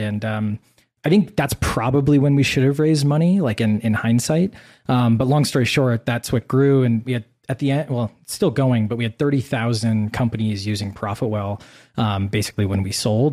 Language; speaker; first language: English; native; English